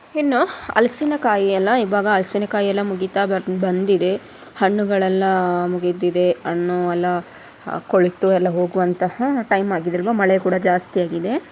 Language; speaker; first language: Kannada; non-native, local second language; Kodava